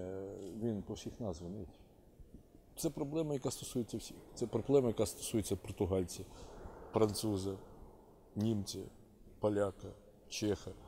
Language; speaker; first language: Ukrainian; native; Ukrainian